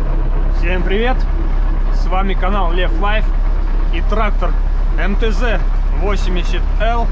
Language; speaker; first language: Russian; native; Russian